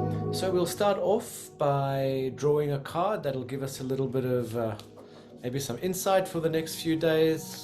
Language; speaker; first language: English; native; English